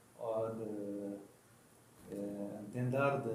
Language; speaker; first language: Spanish; non-native, learner; Arabic